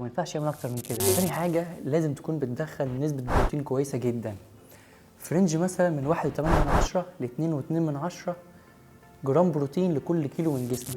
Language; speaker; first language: Arabic; native; Arabic